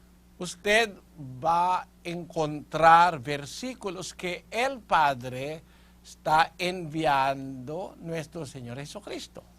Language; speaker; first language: Spanish; non-native, fluent; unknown